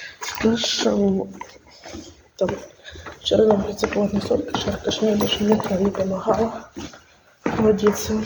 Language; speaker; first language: Ukrainian; non-native, local second language; Russian